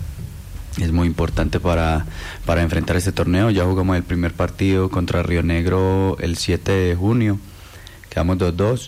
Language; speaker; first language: Spanish; native; Spanish